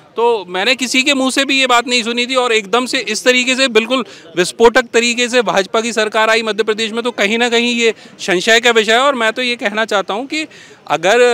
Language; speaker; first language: Hindi; native; Hindi